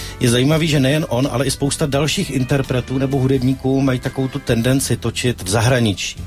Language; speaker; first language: Czech; native; Czech